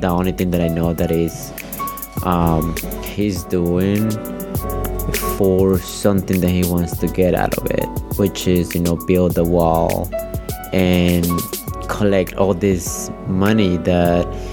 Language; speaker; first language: English; early bilingual, other home language; Spanish